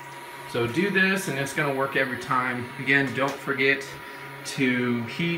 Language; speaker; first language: English; native; English